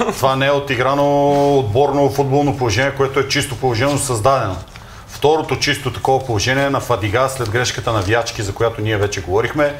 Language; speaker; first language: Bulgarian; native; Bulgarian